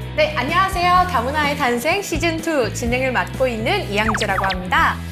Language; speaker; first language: Korean; native; Korean